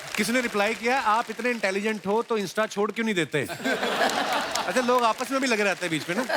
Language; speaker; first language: Hindi; non-native, local second language; Punjabi